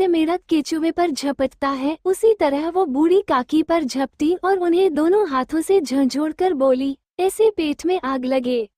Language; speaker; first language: Hindi; native; Hindi